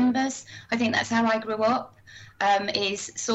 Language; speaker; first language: English; native; English